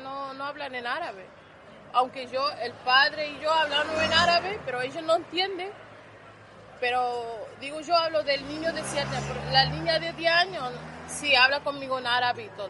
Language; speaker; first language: Spanish; non-native, fluent; Arabic